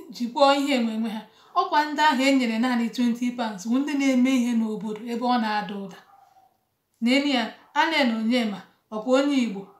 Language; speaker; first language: Igbo; native; Igbo